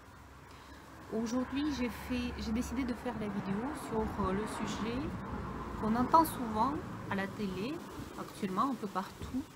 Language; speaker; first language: French; non-native, fluent; Russian